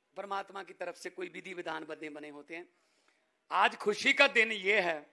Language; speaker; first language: Hindi; non-native, local second language; Punjabi